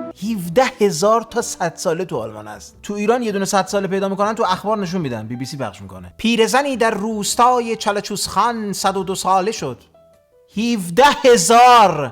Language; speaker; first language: Persian; early bilingual, heritage; Persian